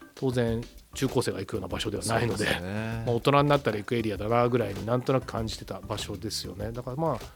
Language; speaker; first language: Japanese; native; Japanese